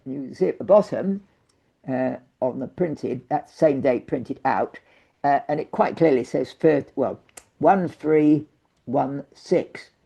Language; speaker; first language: English; native; English